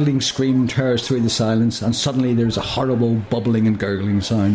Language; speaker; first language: English; native; English